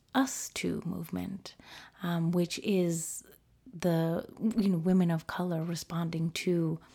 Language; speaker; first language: English; early bilingual, other home language; Spanish